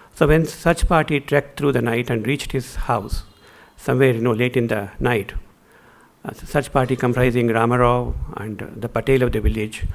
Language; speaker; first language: English; non-native, local second language; Kannada